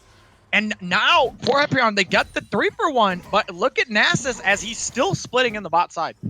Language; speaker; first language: English; native; English